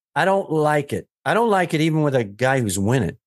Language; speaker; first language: English; native; English